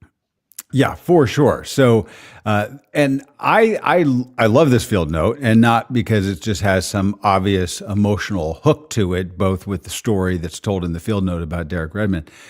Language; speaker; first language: English; native; English